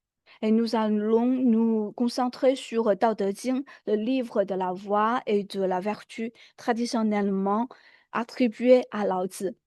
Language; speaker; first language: French; non-native, fluent; Chinese